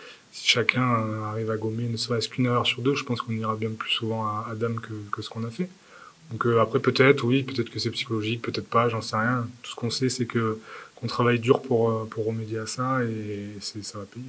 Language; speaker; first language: French; native; French